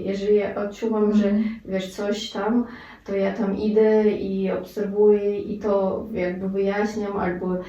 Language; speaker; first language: Polish; non-native, fluent; Russian